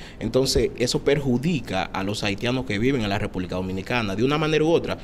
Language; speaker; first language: Spanish; non-native, fluent; Haitian Creole